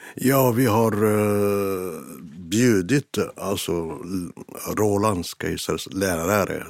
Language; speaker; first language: Swedish; non-native, fluent; Arabic